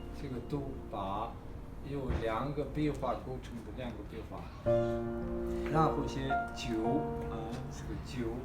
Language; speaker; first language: Chinese; non-native, fluent; Kazakh